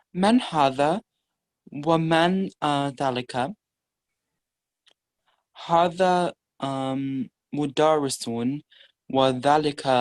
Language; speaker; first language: Arabic; non-native, learner; English